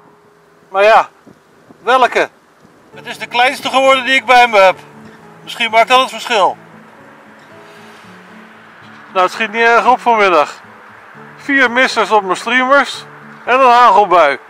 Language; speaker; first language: Dutch; native; Dutch